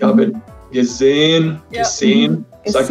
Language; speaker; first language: German; non-native, fluent; Czech